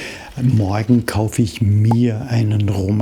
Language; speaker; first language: German; non-native, fluent; English